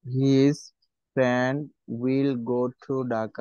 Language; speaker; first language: English; non-native, learner; Bangla